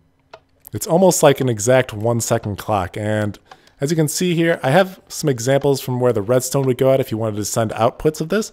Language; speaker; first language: English; native; English